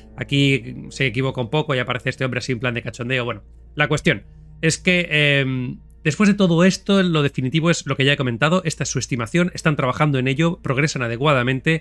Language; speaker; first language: Spanish; native; Spanish